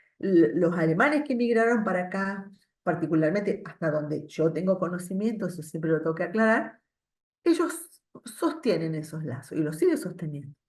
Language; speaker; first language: Spanish; non-native, local second language; German